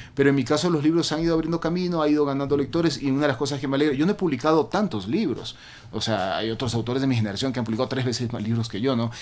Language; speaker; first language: Spanish; native; Spanish